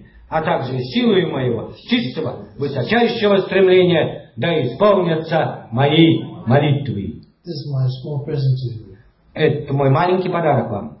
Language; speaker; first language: Russian; native; Russian